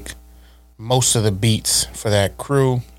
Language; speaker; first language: English; native; English